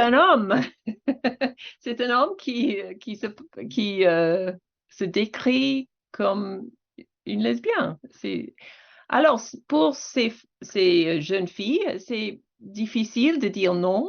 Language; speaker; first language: French; non-native, fluent; English